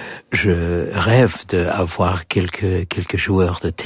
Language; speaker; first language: French; non-native, learner; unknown